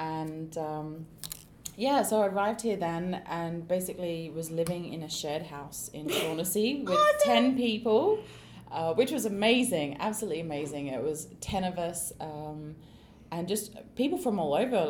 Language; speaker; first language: English; native; English